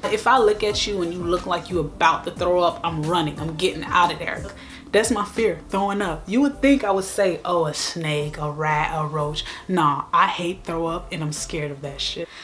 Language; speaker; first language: English; native; English